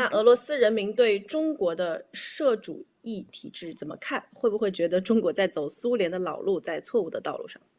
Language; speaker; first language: Chinese; native; Chinese